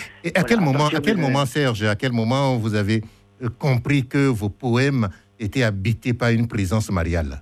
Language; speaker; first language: French; native; French